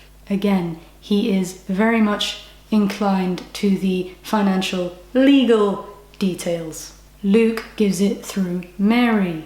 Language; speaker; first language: English; native; English